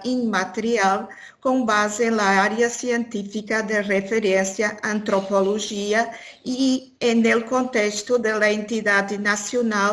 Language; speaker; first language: Spanish; non-native, learner; Portuguese